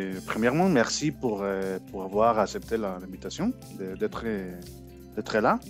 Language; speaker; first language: French; non-native, learner; Spanish